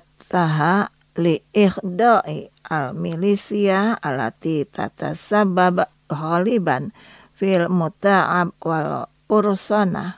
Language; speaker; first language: Arabic; non-native, fluent; Indonesian